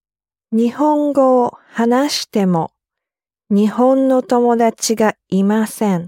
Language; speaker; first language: Japanese; non-native, learner; English